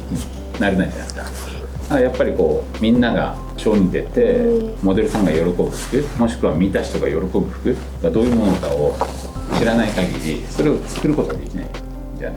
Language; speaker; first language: Japanese; native; Japanese